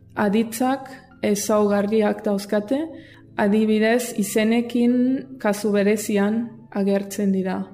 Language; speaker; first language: Basque; non-native, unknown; German